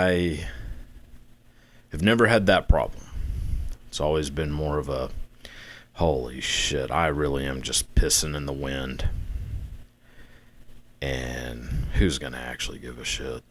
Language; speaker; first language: English; native; English